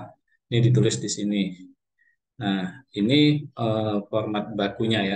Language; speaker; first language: Indonesian; native; Indonesian